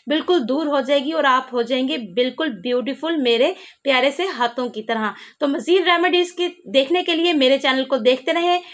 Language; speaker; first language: Urdu; native; Urdu